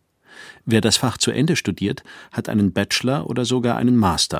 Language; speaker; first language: German; native; German